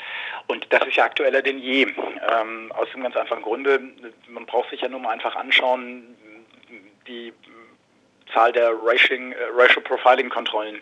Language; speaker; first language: German; native; German